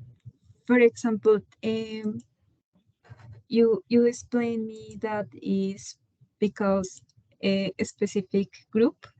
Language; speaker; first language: English; non-native, learner; Spanish